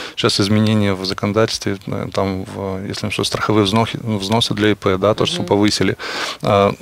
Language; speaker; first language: Russian; native; Russian